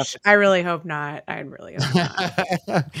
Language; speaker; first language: English; native; English